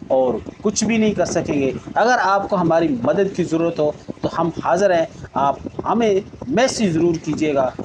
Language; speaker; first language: Urdu; native; Urdu